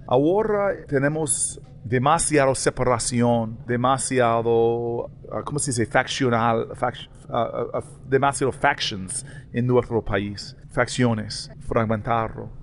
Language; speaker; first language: Spanish; non-native, learner; English